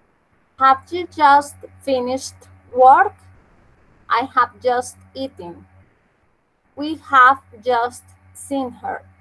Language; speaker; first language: English; non-native, fluent; Spanish